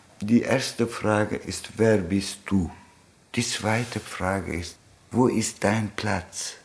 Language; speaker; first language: German; non-native, fluent; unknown